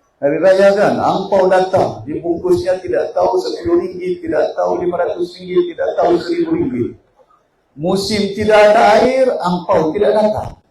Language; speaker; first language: Malay; native; Malay